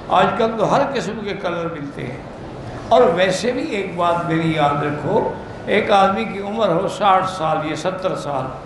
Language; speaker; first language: Urdu; native; Urdu